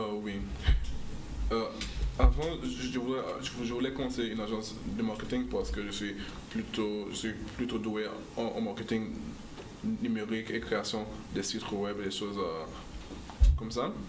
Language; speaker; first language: French; non-native, local second language; English